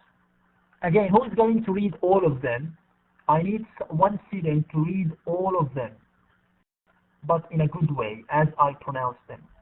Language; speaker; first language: English; non-native, fluent; Arabic